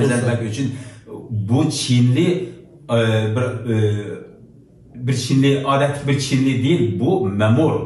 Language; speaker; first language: Turkish; non-native, learner; Uyghur